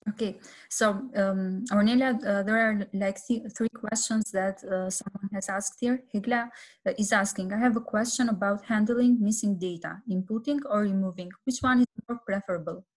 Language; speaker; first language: English; non-native, fluent; Albanian